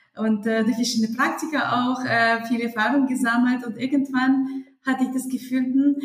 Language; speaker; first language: German; non-native, fluent; Russian